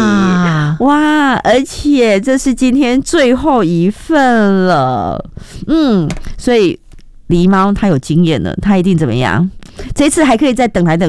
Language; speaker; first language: Chinese; native; Chinese